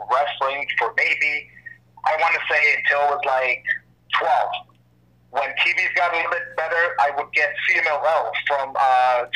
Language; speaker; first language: English; non-native, fluent; Hebrew